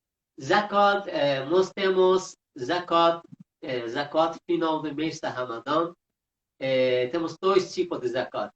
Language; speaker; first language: Portuguese; non-native, fluent; Persian